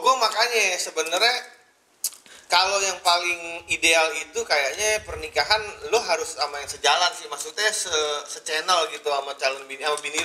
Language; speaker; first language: Indonesian; native; Indonesian